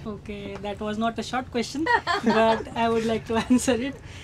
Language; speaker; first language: English; non-native, local second language; Marathi